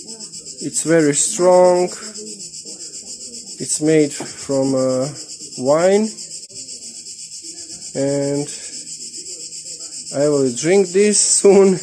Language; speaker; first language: English; non-native, learner; Croatian